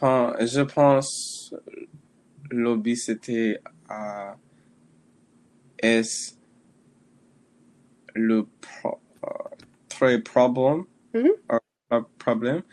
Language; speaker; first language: French; non-native, learner; English